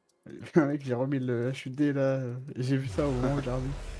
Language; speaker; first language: French; native; French